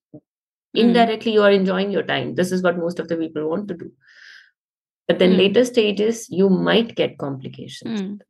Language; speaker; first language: English; non-native, local second language; Hindi